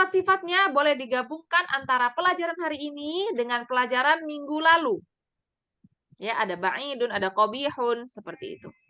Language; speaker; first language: Indonesian; native; Indonesian